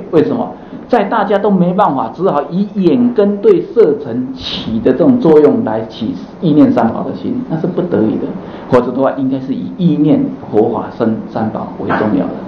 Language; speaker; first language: Chinese; native; Chinese